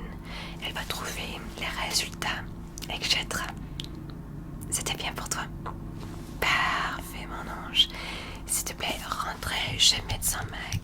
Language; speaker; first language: French; non-native, learner; English